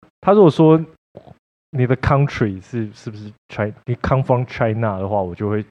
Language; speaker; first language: Chinese; native; Chinese